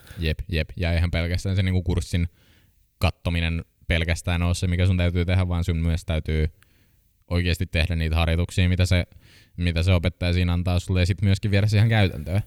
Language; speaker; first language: Finnish; native; Finnish